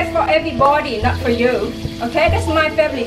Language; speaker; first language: English; non-native, learner; Thai